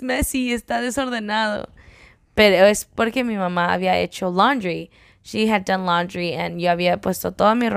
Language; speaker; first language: Spanish; early bilingual, heritage; Spanish